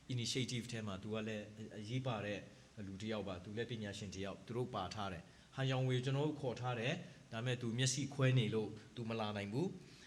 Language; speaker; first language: Burmese; non-native, local second language; Hakha Chin